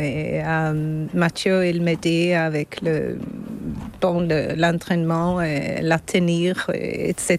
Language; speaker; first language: French; non-native, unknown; Swedish